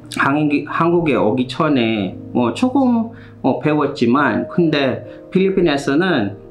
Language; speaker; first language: Korean; non-native, fluent; Filipino